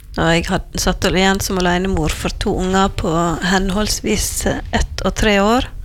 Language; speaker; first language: Norwegian; native; Norwegian